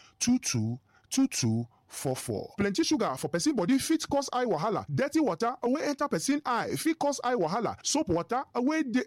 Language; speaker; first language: Nigerian Pidgin; non-native, local second language; Igbo